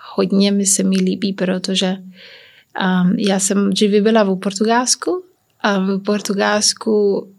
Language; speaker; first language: Czech; non-native, fluent; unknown